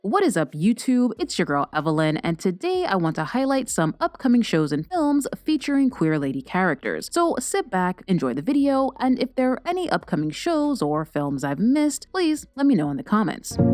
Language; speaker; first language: English; native; English